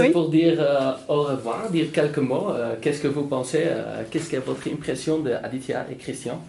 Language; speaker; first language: French; non-native, learner; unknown